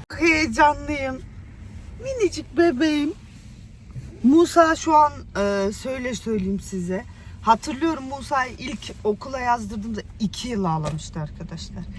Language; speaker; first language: Turkish; early bilingual, heritage; Turkish